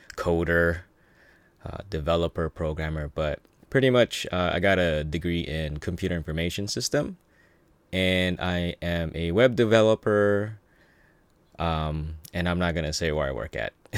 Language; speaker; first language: English; early bilingual, other home language; Filipino